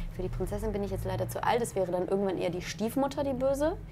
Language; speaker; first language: German; native; German